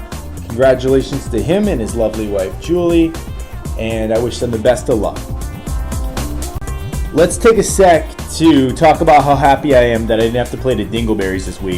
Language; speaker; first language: English; native; English